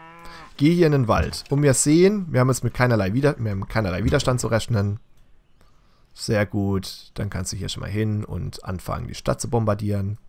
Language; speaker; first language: German; native; German